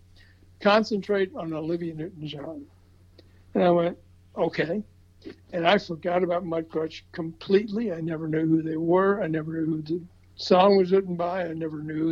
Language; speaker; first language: English; native; English